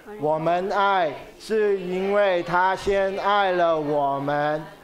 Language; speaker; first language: Chinese; native; Chinese